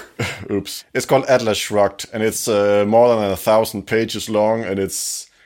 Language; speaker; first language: English; non-native, fluent; Danish